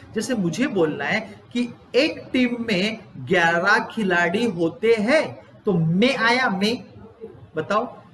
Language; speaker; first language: Hindi; non-native, local second language; Gujarati